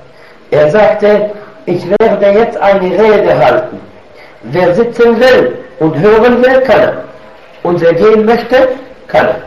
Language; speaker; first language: German; non-native, fluent; Arabic